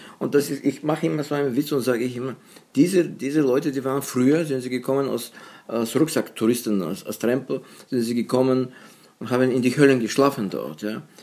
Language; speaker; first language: German; non-native, fluent; Bulgarian